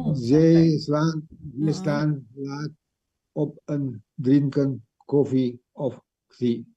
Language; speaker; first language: Dutch; non-native, learner; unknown